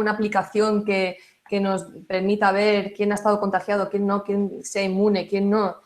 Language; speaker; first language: Spanish; native; Spanish